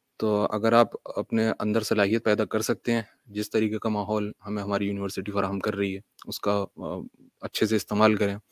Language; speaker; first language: Urdu; native; Urdu